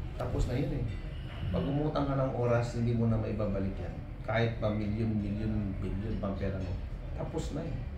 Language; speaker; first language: Filipino; non-native, local second language; Iloko